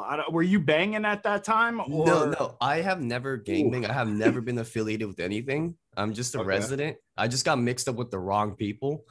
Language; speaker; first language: English; native; English